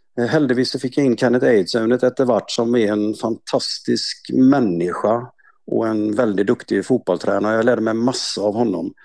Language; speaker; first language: Swedish; native; Swedish